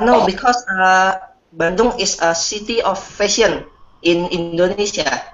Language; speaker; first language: English; non-native, learner; Indonesian